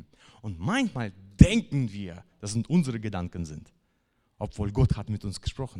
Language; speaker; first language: German; non-native, fluent; Russian